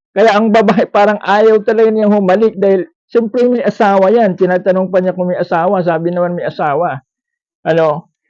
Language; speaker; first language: Filipino; non-native, local second language; Cebuano